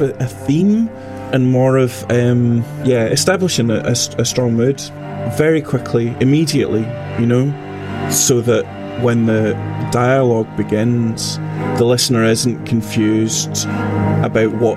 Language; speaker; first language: English; native; English